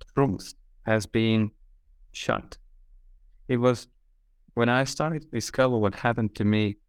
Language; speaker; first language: English; non-native, fluent; Hungarian